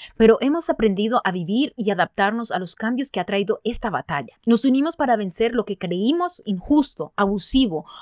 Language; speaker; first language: Spanish; early bilingual, other home language; English